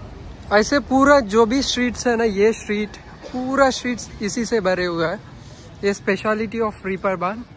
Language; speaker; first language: Hindi; non-native, local second language; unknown